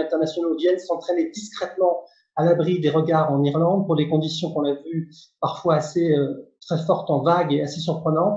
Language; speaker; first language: French; native; French